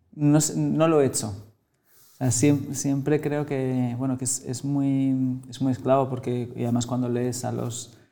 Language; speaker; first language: Spanish; native; Spanish